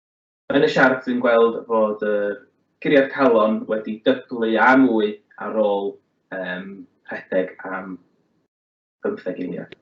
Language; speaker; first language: Welsh; native; Welsh